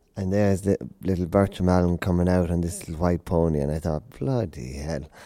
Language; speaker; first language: English; native; English